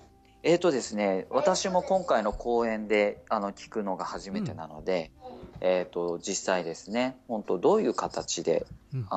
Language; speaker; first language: Japanese; native; Japanese